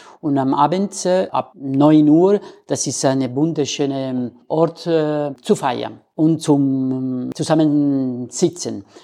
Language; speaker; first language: German; non-native, fluent; Spanish